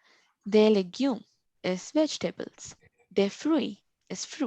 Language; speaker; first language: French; non-native, learner; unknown